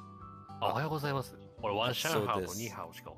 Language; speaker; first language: Japanese; native; Japanese